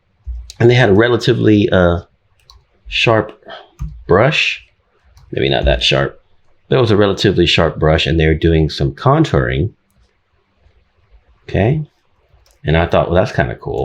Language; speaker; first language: English; native; English